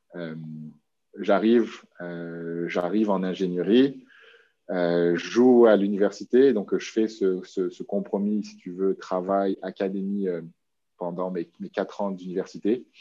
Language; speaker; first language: French; native; French